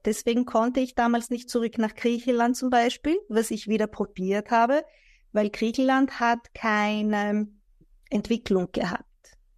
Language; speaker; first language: German; non-native, fluent; Greek